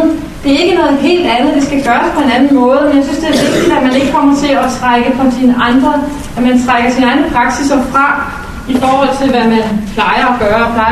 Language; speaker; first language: Danish; native; Danish